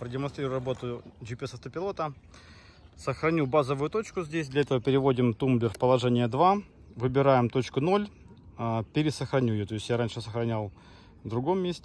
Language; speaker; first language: Russian; native; Russian